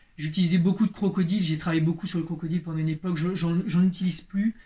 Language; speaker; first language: French; native; French